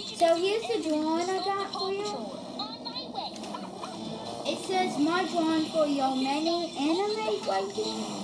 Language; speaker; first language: English; native; English